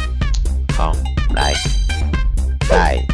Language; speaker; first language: Chinese; native; Chinese